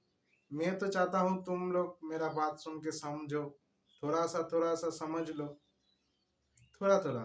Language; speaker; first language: Hindi; non-native, local second language; Bangla